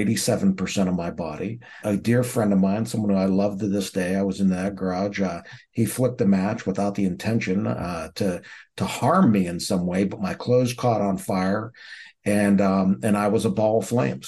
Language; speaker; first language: English; native; English